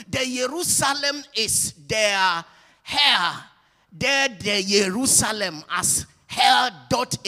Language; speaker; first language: German; non-native, fluent; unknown